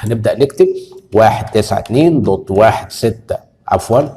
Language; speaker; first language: Arabic; native; Arabic